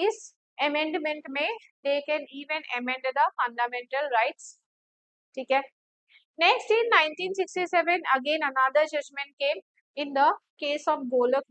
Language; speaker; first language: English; non-native, local second language; Hindi